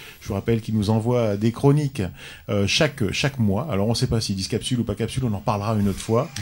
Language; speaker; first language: French; native; French